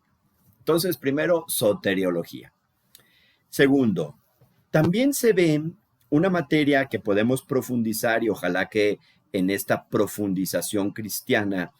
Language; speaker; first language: Spanish; native; Spanish